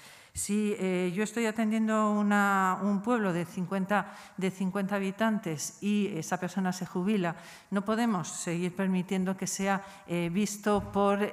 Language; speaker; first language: Spanish; native; Spanish